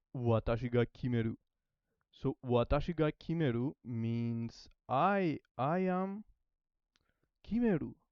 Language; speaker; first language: Japanese; non-native, learner; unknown